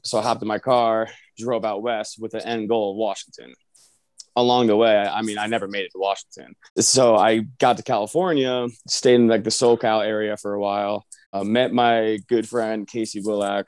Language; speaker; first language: English; native; English